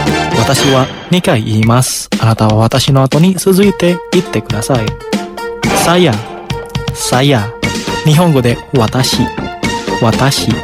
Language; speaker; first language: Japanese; non-native, fluent; Indonesian